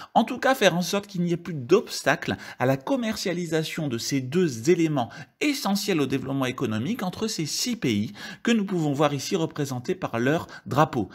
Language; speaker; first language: French; native; French